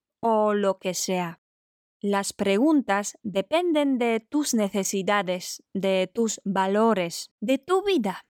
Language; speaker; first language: Spanish; non-native, fluent; Polish